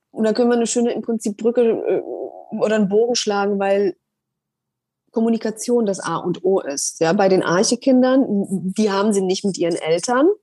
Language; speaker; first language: German; early bilingual, other home language; Polish